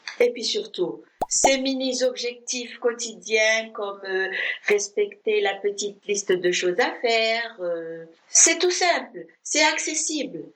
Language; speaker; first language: French; non-native, fluent; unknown